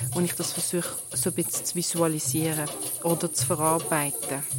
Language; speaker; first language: German; native; German